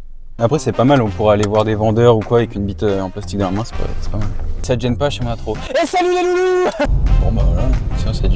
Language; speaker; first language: French; native; French